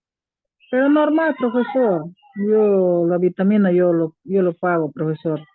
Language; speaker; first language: Spanish; native; Spanish